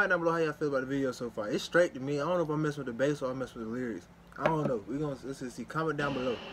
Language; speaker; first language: English; native; English